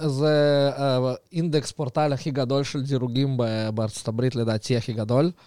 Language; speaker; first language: Hebrew; early bilingual, other home language; Russian